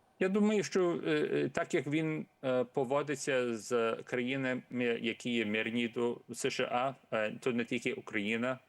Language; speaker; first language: Ukrainian; early bilingual, heritage; Ukrainian